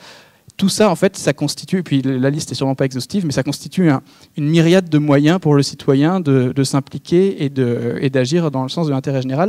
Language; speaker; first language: French; native; French